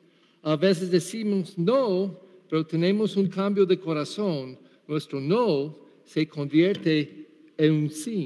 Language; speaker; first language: Spanish; non-native, learner; English